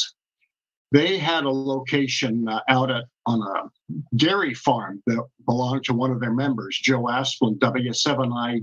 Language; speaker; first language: English; native; English